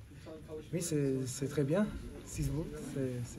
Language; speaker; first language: French; non-native, learner; Portuguese